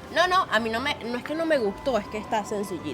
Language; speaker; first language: Spanish; native; Spanish